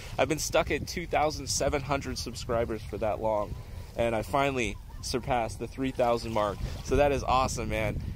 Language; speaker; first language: English; native; English